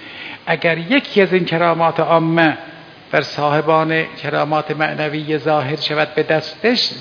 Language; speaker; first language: Persian; native; Persian